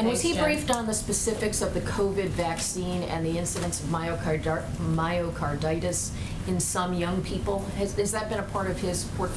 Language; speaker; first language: English; native; English